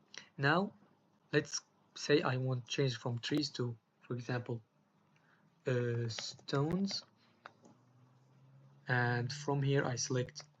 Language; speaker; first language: English; non-native, fluent; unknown